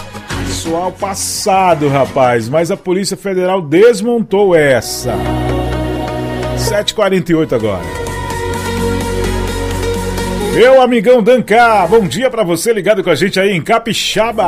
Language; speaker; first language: Portuguese; native; Portuguese